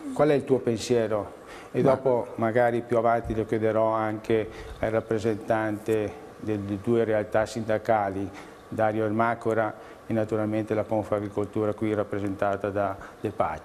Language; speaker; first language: Italian; native; Italian